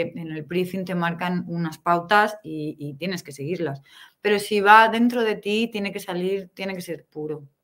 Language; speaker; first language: Spanish; native; Spanish